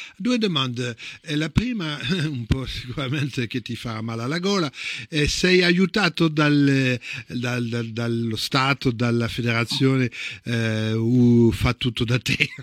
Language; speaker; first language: Italian; early bilingual, heritage; Italian